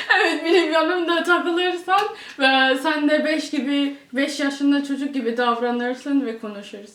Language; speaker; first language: Turkish; early bilingual, heritage; English